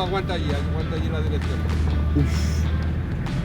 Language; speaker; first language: Spanish; native; Spanish